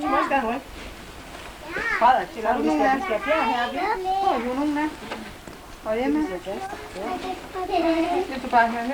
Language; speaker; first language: Danish; native; Danish